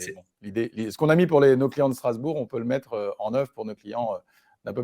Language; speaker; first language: French; native; French